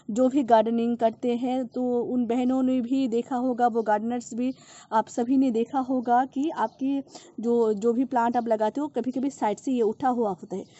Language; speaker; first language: Hindi; non-native, local second language; Bangla